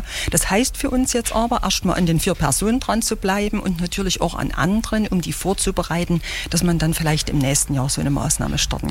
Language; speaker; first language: German; native; German